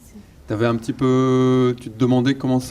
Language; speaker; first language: French; native; French